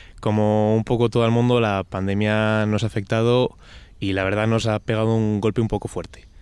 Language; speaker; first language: Spanish; native; Spanish